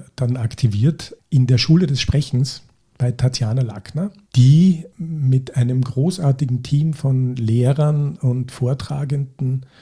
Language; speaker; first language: German; native; German